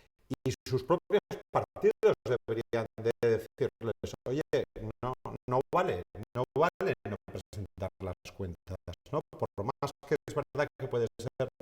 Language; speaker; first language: Spanish; native; Spanish